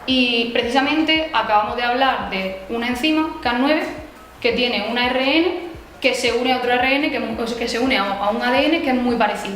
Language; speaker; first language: Spanish; native; Spanish